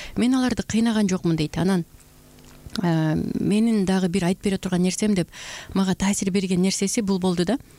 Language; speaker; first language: Kyrgyz; native; Kyrgyz